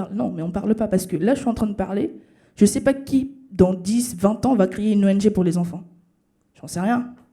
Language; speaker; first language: French; early bilingual, other home language; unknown